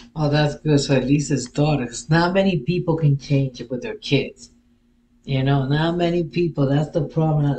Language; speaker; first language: English; early bilingual, other home language; Spanish